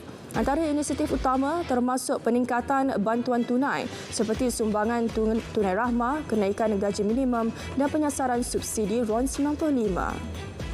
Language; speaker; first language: Malay; native; Malay